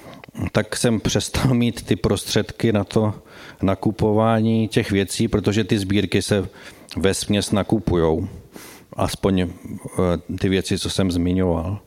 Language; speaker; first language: Czech; native; Czech